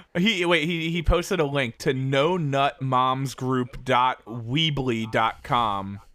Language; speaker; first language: English; native; English